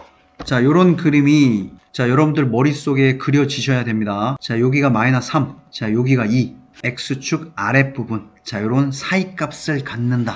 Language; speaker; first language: Korean; native; Korean